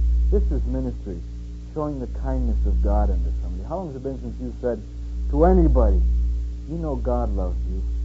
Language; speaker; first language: English; native; English